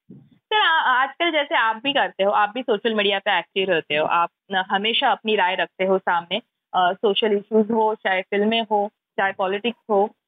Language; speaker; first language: Hindi; non-native, local second language; Marathi